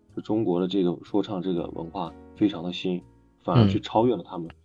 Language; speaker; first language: Chinese; native; Chinese